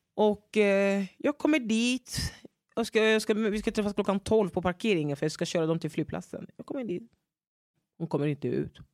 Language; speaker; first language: Swedish; non-native, fluent; French